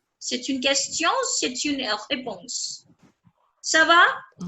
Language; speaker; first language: French; non-native, fluent; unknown